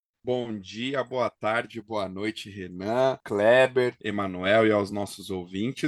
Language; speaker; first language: Portuguese; native; Portuguese